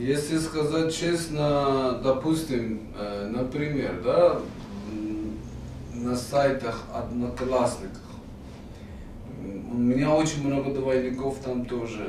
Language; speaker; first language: Russian; non-native, fluent; Persian